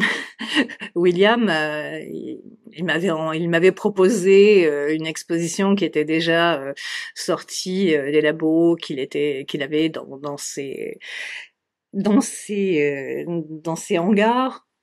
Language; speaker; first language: French; native; French